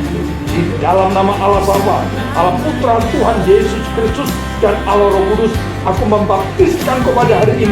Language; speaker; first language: Indonesian; native; Indonesian